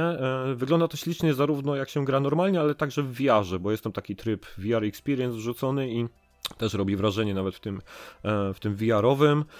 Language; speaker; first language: Polish; native; Polish